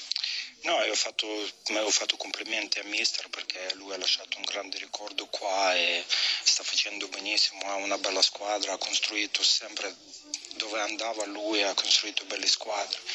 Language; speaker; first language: Italian; non-native, fluent; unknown